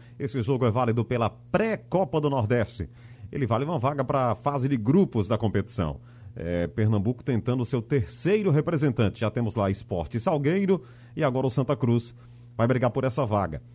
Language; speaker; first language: Portuguese; native; Portuguese